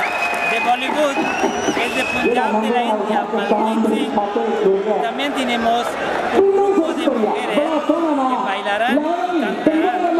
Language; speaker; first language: Spanish; non-native, fluent; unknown